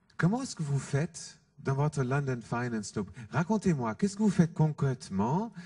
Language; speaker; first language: French; non-native, fluent; German